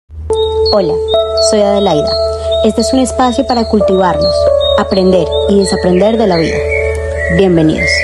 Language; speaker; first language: Spanish; native; Spanish